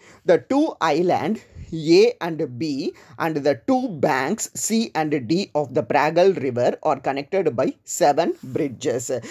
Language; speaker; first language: English; non-native, local second language; Tamil